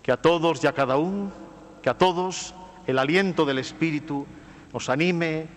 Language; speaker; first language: Spanish; native; Spanish